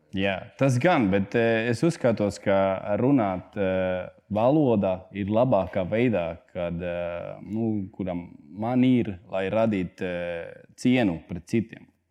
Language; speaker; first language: Latvian; non-native, fluent; Spanish